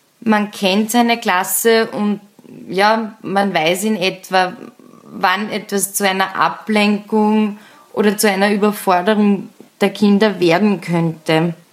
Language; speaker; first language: German; native; German